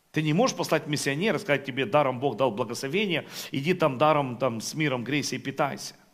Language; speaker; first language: Russian; non-native, local second language; Ukrainian